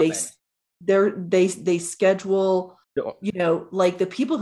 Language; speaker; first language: English; native; English